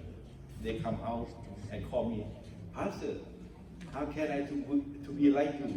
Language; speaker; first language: English; non-native, learner; Thai